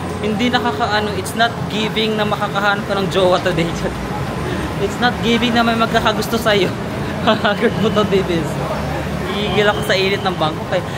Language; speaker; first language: Filipino; native; Filipino